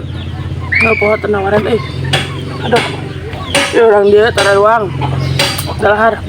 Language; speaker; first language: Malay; non-native, local second language; Sundanese